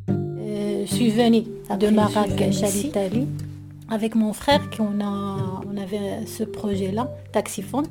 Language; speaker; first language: French; non-native, learner; Arabic